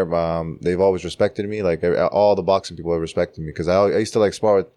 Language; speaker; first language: English; early bilingual, other home language; Czech